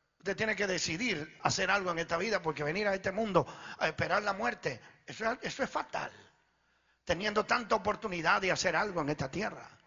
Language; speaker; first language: Spanish; early bilingual, other home language; Italian